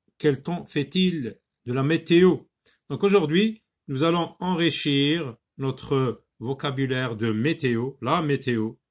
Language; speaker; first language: French; non-native, local second language; Arabic